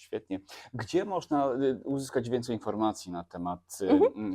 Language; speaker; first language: Polish; native; Polish